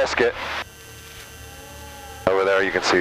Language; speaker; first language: English; native; English